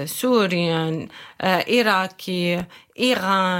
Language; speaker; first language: German; non-native, learner; Arabic